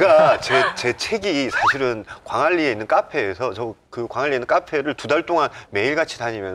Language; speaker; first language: Korean; native; Korean